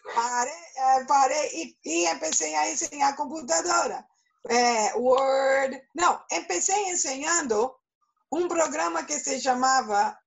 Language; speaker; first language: Spanish; non-native, learner; Portuguese